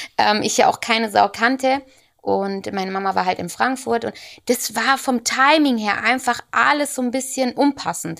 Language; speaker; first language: German; early bilingual, other home language; Italian